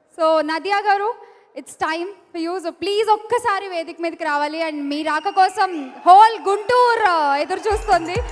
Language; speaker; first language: Telugu; native; Telugu